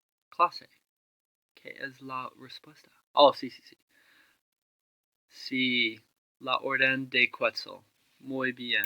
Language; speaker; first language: Spanish; non-native, learner; English